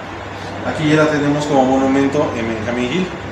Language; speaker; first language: Spanish; native; Spanish